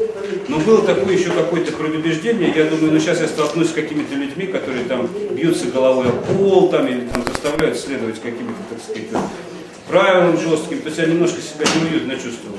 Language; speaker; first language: Russian; native; Russian